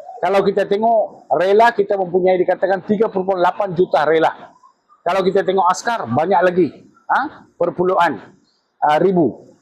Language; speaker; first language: Malay; non-native, local second language; Tamil